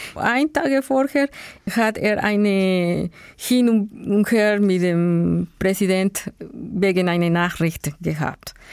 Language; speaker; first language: German; non-native, learner; Spanish